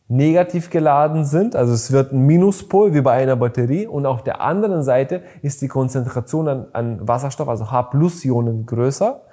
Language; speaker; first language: German; non-native, fluent; Bulgarian